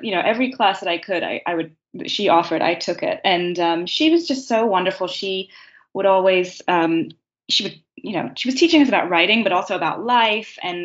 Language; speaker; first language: English; native; English